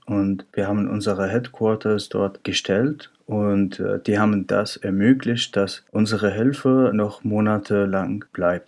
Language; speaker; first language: German; non-native, fluent; Arabic